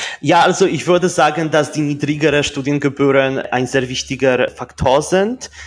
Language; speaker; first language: German; non-native, fluent; Polish